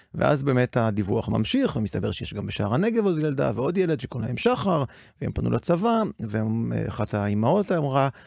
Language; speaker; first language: Hebrew; native; Hebrew